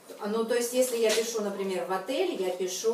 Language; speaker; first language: Russian; native; Russian